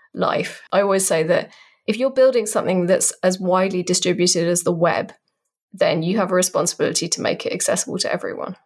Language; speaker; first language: English; native; English